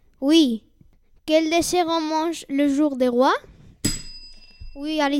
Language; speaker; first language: French; non-native, learner; Spanish